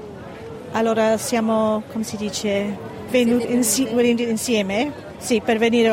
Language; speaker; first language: Italian; early bilingual, heritage; English